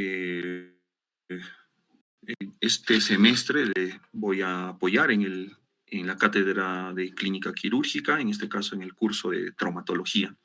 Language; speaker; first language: Spanish; native; Spanish